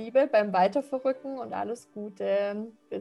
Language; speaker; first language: German; native; German